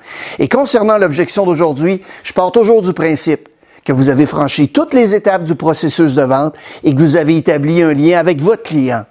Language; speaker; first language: French; native; French